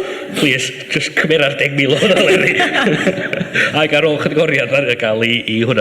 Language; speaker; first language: Welsh; native; Welsh